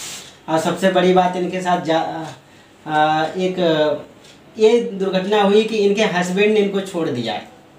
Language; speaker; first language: Hindi; native; Hindi